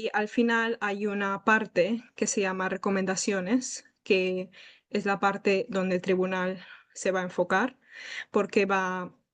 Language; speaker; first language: Spanish; native; Spanish